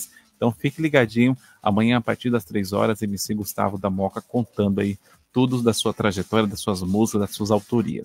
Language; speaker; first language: Portuguese; native; Portuguese